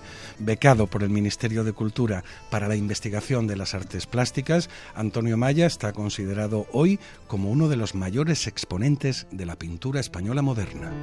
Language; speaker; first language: Spanish; native; Spanish